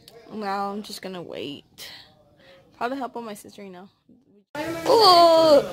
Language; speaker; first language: English; early bilingual, other home language; Spanish